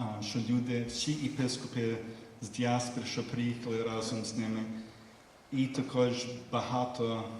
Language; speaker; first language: Ukrainian; early bilingual, heritage; Ukrainian